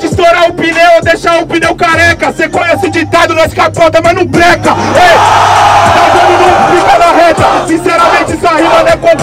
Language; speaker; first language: Portuguese; native; Portuguese